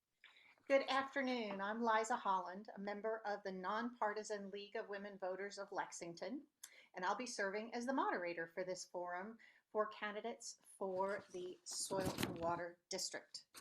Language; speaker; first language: English; native; English